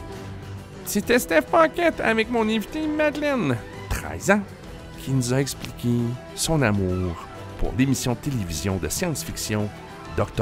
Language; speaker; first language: French; native; French